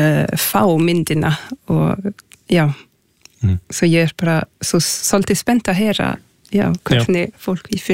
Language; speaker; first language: Icelandic; non-native, fluent; French